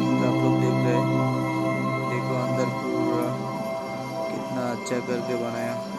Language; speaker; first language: Hindi; non-native, fluent; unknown